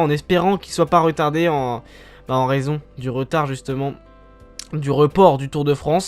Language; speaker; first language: French; native; French